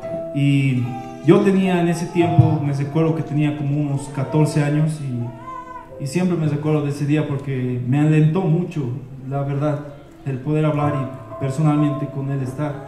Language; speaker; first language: Spanish; native; Spanish